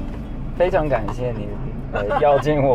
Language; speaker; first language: Chinese; non-native, learner; English